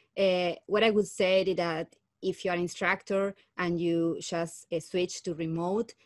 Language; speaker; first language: English; non-native, fluent; Spanish